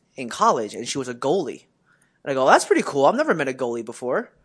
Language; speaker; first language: English; native; English